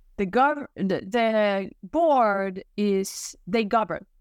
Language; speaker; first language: English; non-native, fluent; Swedish